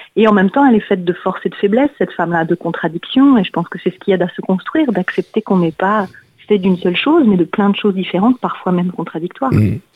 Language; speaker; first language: French; native; French